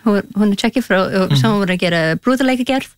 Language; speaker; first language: Icelandic; non-native, learner; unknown